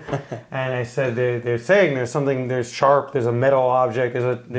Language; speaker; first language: English; native; English